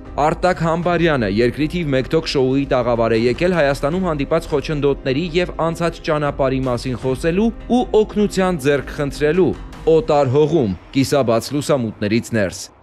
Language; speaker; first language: Armenian; native; Armenian